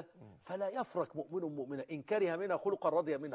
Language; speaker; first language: Arabic; native; Arabic